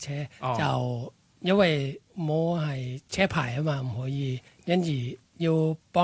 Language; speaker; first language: Cantonese; non-native, learner; Thai